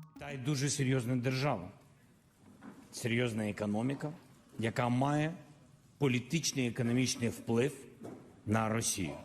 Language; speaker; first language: Ukrainian; non-native, local second language; Russian